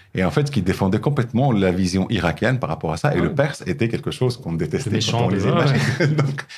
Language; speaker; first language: French; non-native, local second language; Arabic